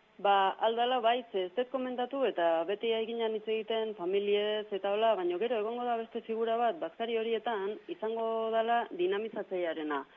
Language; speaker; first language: Basque; native; Basque